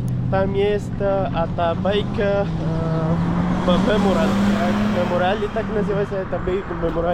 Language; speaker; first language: Russian; non-native, learner; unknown